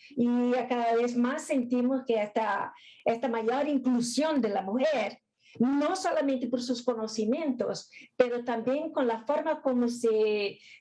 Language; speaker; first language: Spanish; non-native, fluent; Portuguese